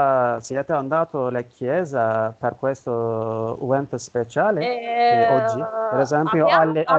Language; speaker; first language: Italian; non-native, learner; Turkish